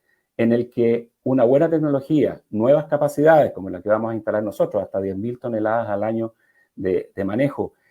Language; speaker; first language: Spanish; native; Spanish